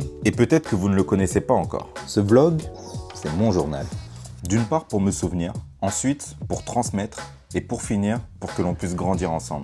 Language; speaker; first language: French; native; French